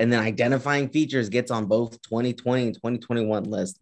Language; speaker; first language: English; early bilingual, other home language; Spanish